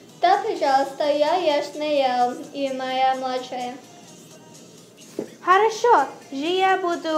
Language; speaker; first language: Russian; non-native, learner; English